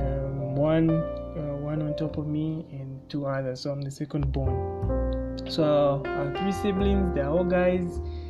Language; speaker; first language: English; non-native, local second language; Bemba